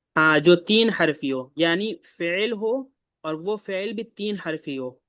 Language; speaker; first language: Urdu; native; Urdu